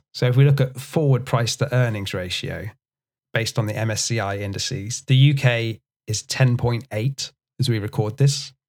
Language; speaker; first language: English; native; English